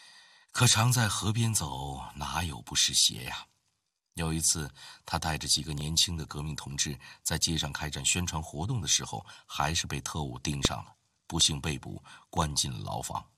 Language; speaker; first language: Chinese; native; Chinese